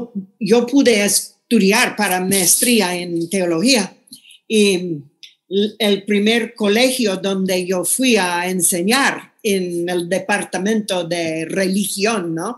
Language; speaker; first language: Spanish; non-native, fluent; English